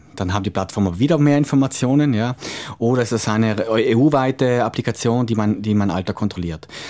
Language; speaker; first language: German; native; German